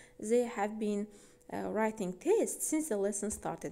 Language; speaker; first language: English; non-native, fluent; Azerbaijani